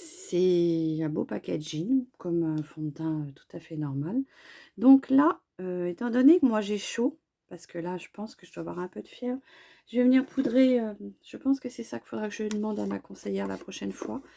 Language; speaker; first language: French; native; French